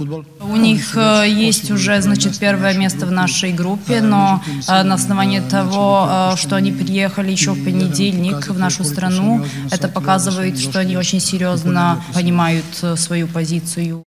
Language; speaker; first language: Russian; non-native, fluent; Serbian